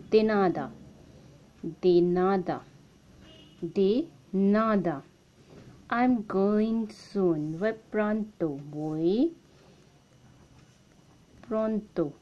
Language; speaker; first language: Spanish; non-native, learner; Hindi